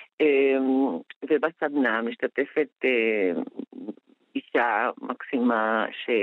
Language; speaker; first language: Hebrew; non-native, fluent; Spanish